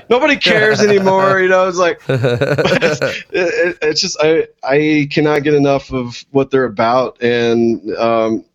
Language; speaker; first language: English; native; English